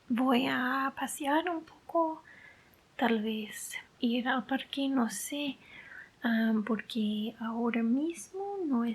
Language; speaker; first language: Spanish; non-native, fluent; English